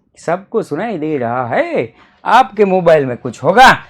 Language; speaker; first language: Hindi; non-native, local second language; Gujarati